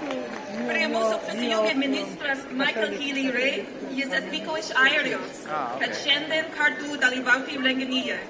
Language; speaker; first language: Lithuanian; non-native, learner; English